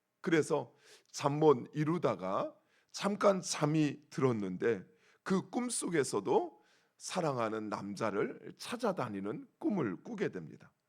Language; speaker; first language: Korean; native; Korean